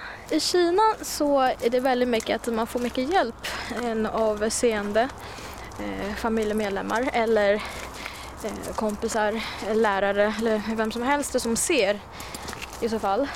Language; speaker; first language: Swedish; non-native, fluent; Chinese